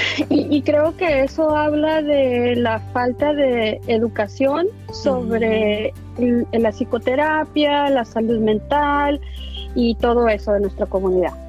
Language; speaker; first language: Spanish; native; Spanish